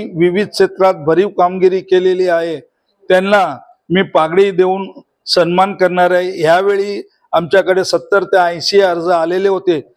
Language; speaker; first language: Marathi; non-native, local second language; Kachhi